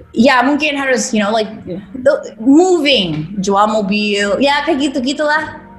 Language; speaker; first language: Indonesian; non-native, fluent; English